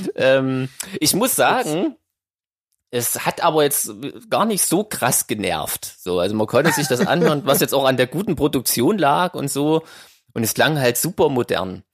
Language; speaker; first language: German; native; German